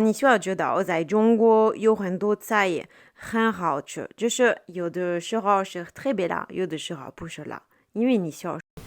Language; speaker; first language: Chinese; non-native, learner; French